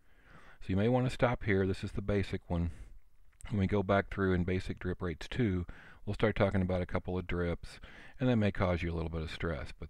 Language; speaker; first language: English; native; English